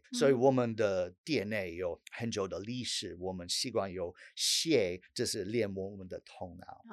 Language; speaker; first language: Chinese; non-native, fluent; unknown